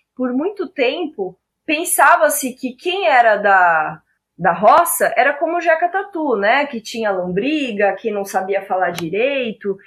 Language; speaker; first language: Portuguese; native; Portuguese